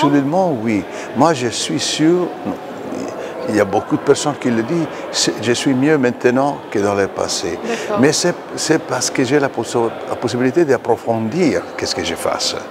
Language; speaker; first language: French; non-native, fluent; Italian